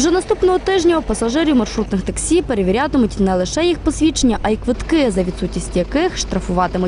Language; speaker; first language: Ukrainian; native; Ukrainian